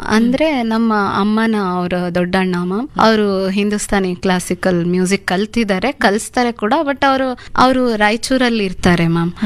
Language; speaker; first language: Kannada; non-native, local second language; Urdu